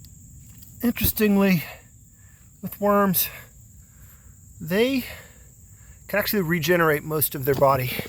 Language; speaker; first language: English; native; English